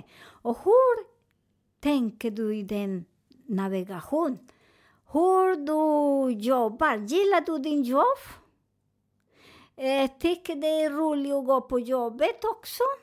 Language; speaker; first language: Swedish; non-native, learner; Spanish